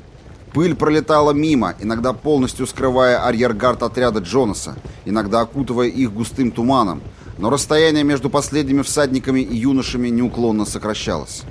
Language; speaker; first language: Russian; native; Russian